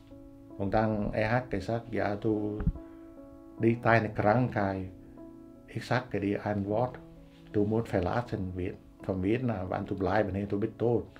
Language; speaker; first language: German; non-native, learner; Vietnamese